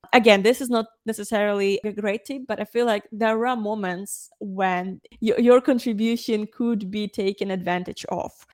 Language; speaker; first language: English; non-native, fluent; Ukrainian